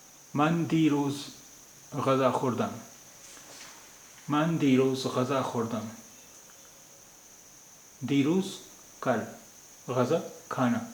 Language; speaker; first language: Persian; non-native, fluent; Urdu